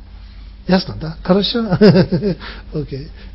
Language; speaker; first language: Russian; non-native, learner; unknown